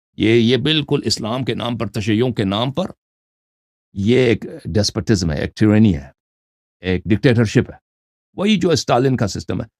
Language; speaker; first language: Urdu; non-native, fluent; Persian